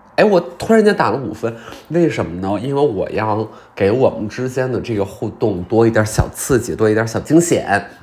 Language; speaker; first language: Chinese; native; Chinese